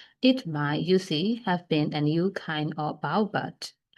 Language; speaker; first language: English; non-native, fluent; Burmese